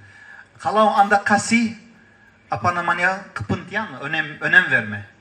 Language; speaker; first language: Indonesian; non-native, learner; Turkish